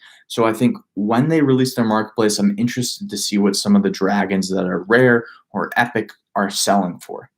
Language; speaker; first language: English; native; English